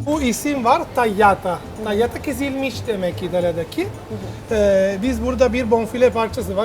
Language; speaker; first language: Turkish; non-native, learner; Italian